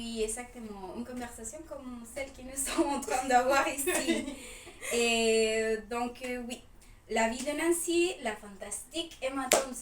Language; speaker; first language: French; non-native, fluent; Spanish